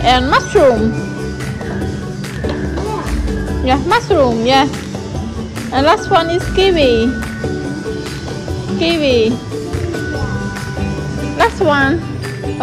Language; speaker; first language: English; non-native, learner; Khmer